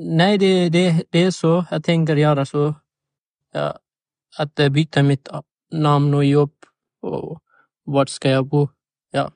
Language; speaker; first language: Swedish; non-native, learner; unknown